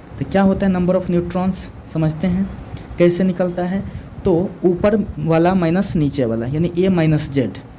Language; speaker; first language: Hindi; native; Hindi